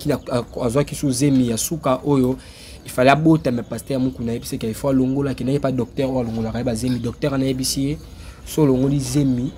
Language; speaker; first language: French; non-native, local second language; Lingala